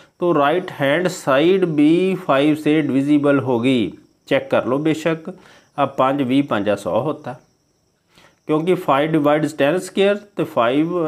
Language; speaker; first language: Hindi; non-native, local second language; Punjabi